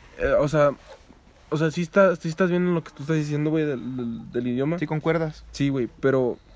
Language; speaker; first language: Spanish; early bilingual, heritage; Spanish